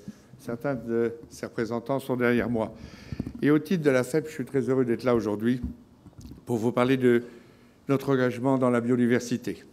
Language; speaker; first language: French; native; French